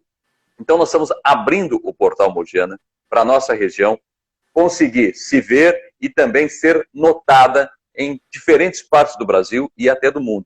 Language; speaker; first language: Portuguese; native; Portuguese